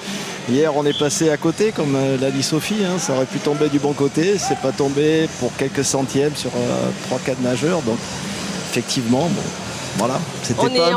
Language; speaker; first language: French; native; French